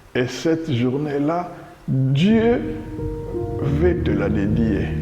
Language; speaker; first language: French; non-native, local second language; Lingala